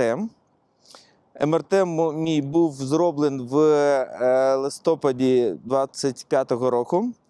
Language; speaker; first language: Ukrainian; non-native, local second language; Russian